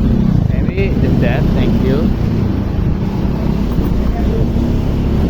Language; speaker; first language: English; non-native, learner; Indonesian